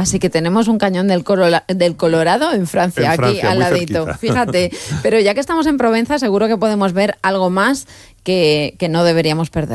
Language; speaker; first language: Spanish; native; Spanish